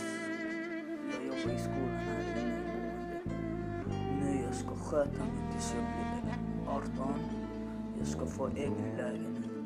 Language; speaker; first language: Swedish; non-native, learner; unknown